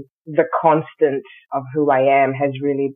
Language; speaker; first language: English; early bilingual, other home language; Shona